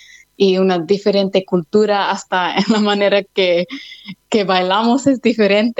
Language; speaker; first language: Spanish; early bilingual, other home language; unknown